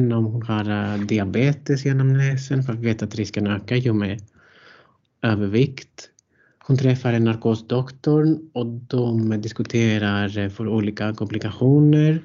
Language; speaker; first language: Swedish; non-native, fluent; Greek